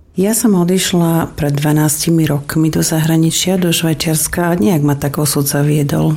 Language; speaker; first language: Slovak; native; Slovak